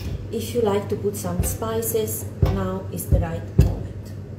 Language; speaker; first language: English; non-native, fluent; Italian